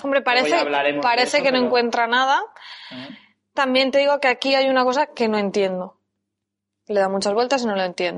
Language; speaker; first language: Spanish; native; Spanish